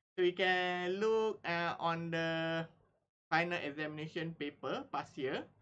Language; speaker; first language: English; non-native, local second language; Malay